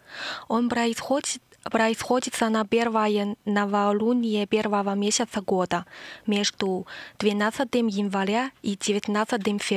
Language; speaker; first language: Russian; non-native, learner; Chinese